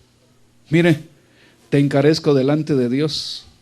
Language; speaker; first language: Spanish; native; Spanish